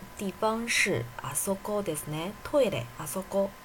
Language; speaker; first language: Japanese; non-native, fluent; Chinese